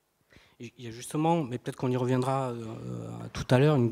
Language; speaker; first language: French; native; French